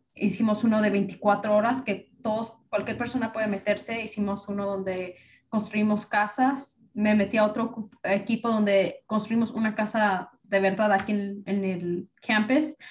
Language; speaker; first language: Spanish; early bilingual, heritage; Spanish